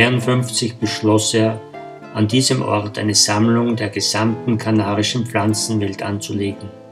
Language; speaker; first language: German; native; German